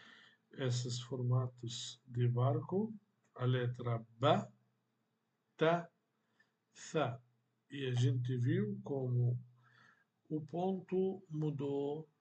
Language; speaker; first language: Portuguese; non-native, fluent; Arabic